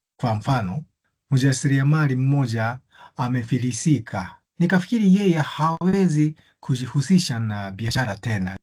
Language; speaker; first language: Swahili; non-native, fluent; Japanese